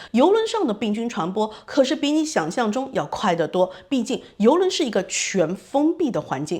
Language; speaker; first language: Chinese; native; Chinese